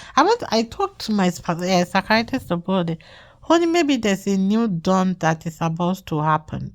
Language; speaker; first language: English; non-native, local second language; Yoruba